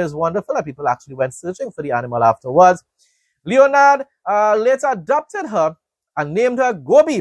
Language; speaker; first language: English; native; English